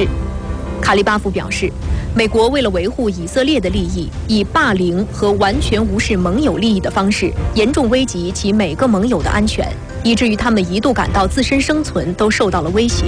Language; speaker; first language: Chinese; native; Chinese